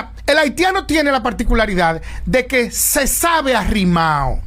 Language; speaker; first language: Spanish; native; Spanish